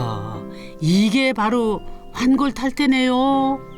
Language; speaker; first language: Korean; native; Korean